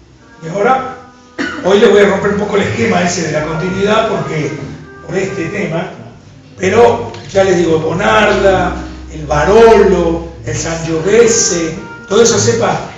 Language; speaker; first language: Spanish; native; Spanish